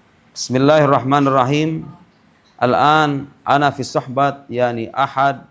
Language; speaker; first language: Arabic; non-native, fluent; Indonesian